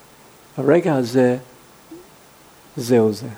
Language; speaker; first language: Hebrew; non-native, fluent; English